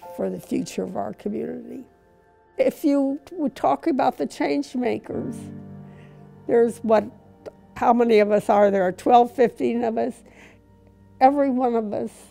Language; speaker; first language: English; native; English